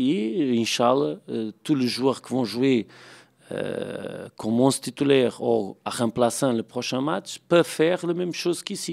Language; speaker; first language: French; non-native, fluent; Portuguese